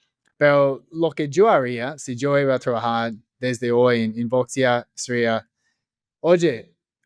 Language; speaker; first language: Spanish; non-native, fluent; English